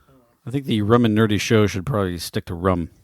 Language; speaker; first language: English; native; English